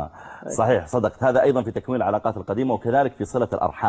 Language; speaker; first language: Arabic; native; Arabic